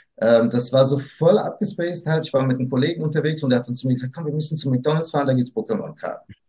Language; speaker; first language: German; early bilingual, other home language; Portuguese